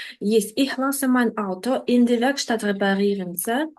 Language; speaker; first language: German; non-native, fluent; Ukrainian